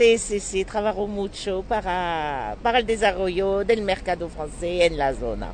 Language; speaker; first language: Spanish; non-native, fluent; French